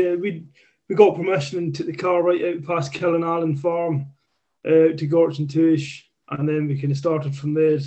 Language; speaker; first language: English; native; English